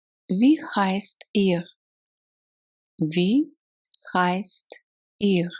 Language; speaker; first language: German; non-native, fluent; Russian